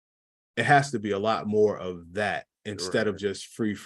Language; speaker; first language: English; native; English